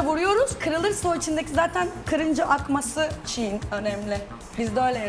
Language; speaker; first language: Turkish; native; Turkish